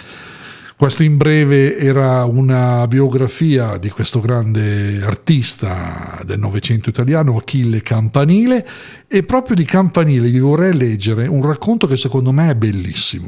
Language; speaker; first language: Italian; native; Italian